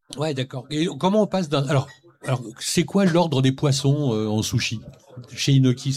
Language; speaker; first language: French; native; French